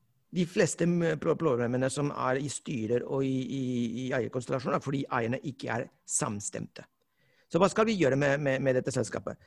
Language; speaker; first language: Norwegian; non-native, fluent; Spanish